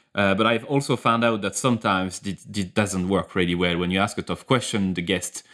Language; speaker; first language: English; non-native, fluent; French